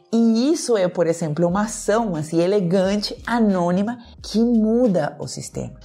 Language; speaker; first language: Portuguese; non-native, fluent; Spanish